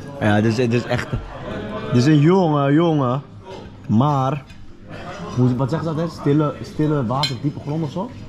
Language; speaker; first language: Dutch; early bilingual, other home language; Turkish